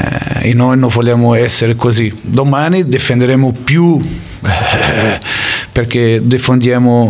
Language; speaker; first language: Italian; non-native, fluent; Portuguese